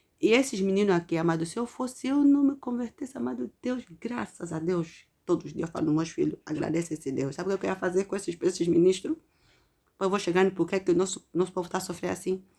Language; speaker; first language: Portuguese; native; Portuguese